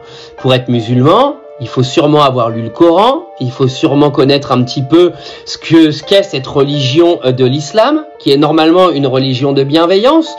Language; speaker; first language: French; native; French